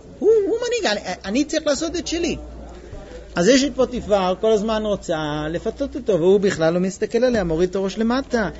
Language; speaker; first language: Hebrew; non-native, fluent; English